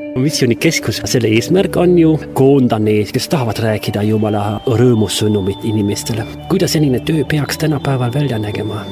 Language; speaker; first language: Estonian; non-native, fluent; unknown